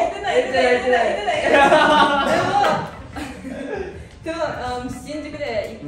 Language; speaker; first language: Japanese; non-native, learner; Indonesian